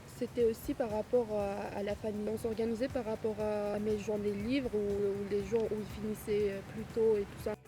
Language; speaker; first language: French; non-native, fluent; Arabic